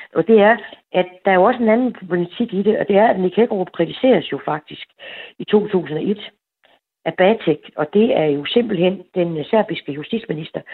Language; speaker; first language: Danish; native; Danish